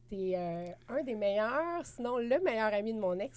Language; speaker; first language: French; native; French